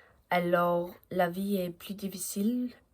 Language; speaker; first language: French; non-native, learner; Danish